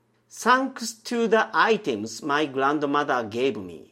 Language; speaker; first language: English; non-native, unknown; Japanese